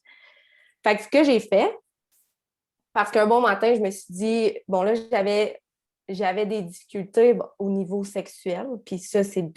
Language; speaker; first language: French; native; French